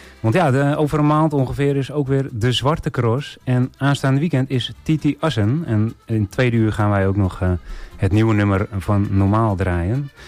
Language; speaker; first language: Dutch; native; Dutch